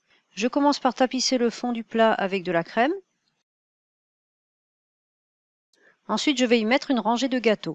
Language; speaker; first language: French; native; French